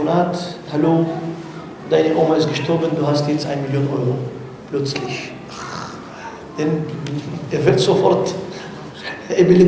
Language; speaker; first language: German; non-native, learner; Arabic